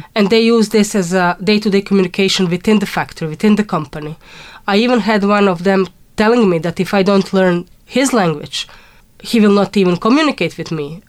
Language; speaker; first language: English; non-native, fluent; Croatian